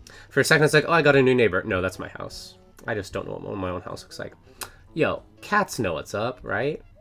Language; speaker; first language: English; native; English